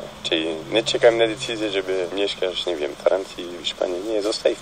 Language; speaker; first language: Polish; non-native, fluent; French